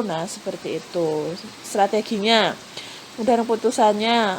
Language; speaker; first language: Indonesian; native; Indonesian